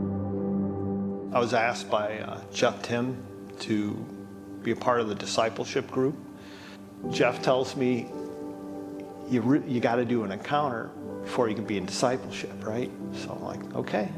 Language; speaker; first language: English; native; English